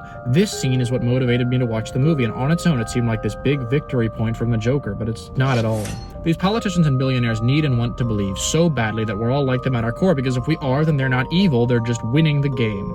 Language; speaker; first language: English; native; English